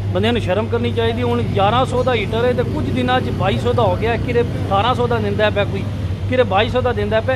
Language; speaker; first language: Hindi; non-native, local second language; Punjabi